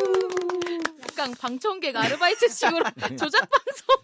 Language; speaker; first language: Korean; native; Korean